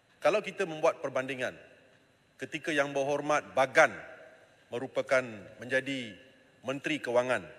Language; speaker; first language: Malay; non-native, local second language; Tamil